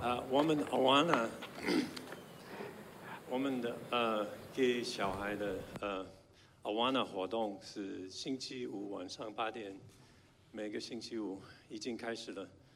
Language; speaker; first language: Chinese; non-native, learner; English